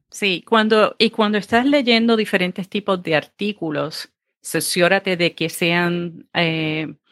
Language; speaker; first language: Spanish; native; Spanish